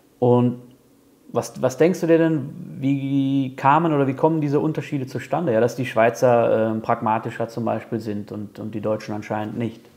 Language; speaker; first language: German; native; German